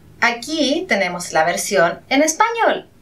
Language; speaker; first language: Portuguese; non-native, learner; Spanish